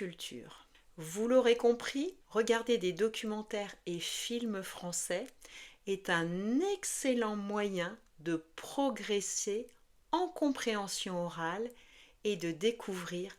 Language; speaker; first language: French; native; French